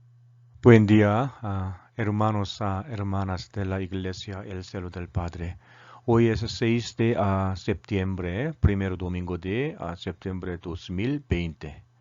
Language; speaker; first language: Spanish; non-native, learner; Korean